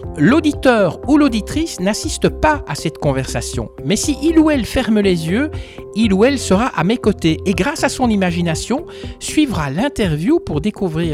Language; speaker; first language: French; native; French